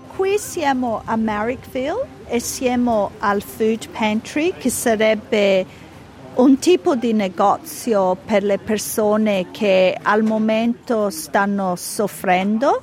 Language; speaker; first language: Italian; early bilingual, heritage; Italian